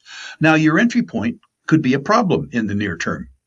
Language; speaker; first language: English; native; English